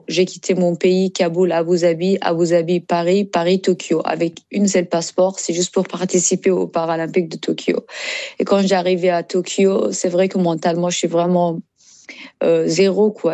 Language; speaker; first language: French; non-native, learner; Persian